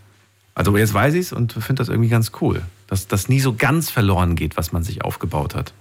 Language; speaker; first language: German; native; German